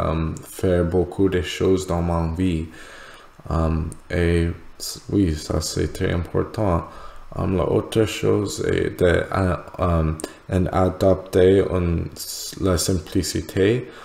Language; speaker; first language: French; non-native, learner; English